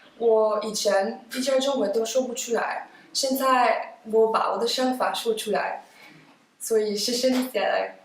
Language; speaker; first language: Chinese; non-native, fluent; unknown